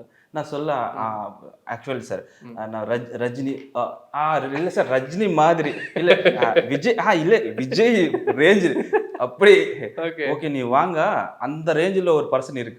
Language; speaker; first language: Tamil; non-native, learner; Telugu